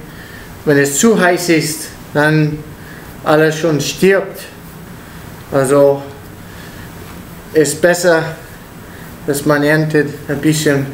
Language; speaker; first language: German; non-native, learner; Italian